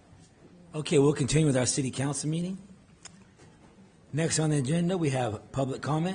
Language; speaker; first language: English; native; English